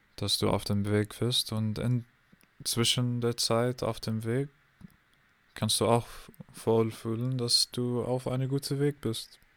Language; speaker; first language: German; non-native, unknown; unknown